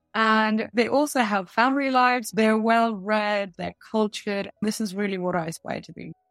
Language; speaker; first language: English; early bilingual, other home language; Russian